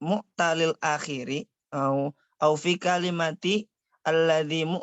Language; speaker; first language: Arabic; non-native, learner; Indonesian